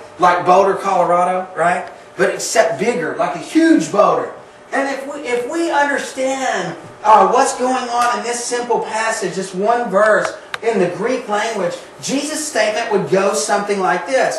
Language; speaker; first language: English; native; English